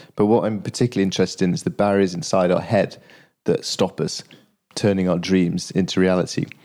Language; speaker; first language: English; native; English